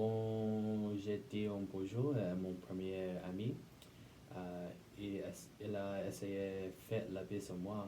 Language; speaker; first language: French; non-native, learner; English